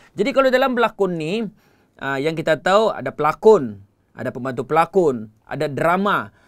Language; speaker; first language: Malay; native; Malay